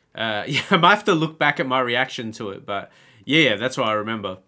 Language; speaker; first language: English; native; English